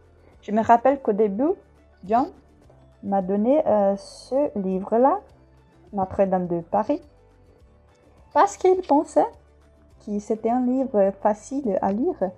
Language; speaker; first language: French; non-native, fluent; Portuguese